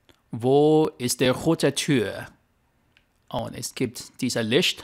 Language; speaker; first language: German; non-native, learner; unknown